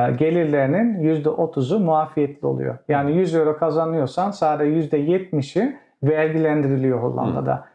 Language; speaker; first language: Turkish; early bilingual, heritage; Turkish